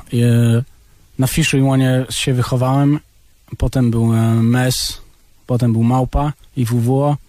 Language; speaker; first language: Polish; native; Polish